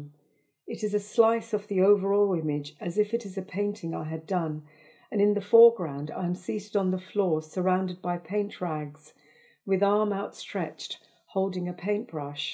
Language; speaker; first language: English; native; English